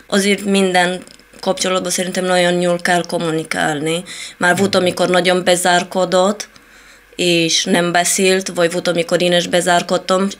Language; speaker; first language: Hungarian; non-native, fluent; Italian